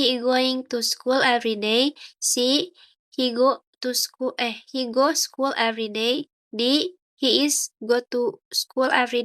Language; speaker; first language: English; non-native, learner; Indonesian